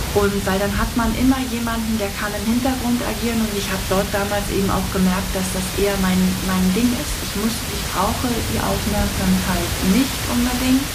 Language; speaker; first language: German; native; German